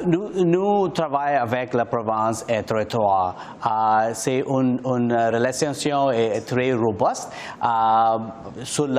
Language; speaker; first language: French; non-native, learner; English